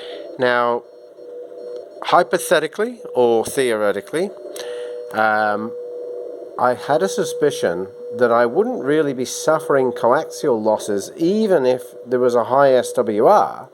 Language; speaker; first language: English; native; English